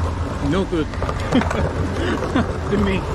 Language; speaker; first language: English; non-native, learner; Korean